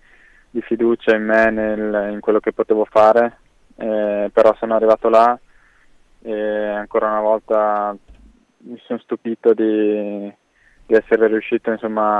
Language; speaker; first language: Italian; native; Italian